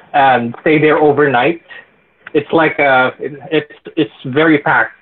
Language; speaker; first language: English; non-native, local second language; Filipino